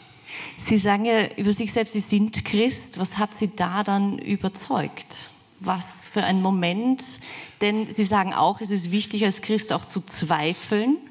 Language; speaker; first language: German; native; German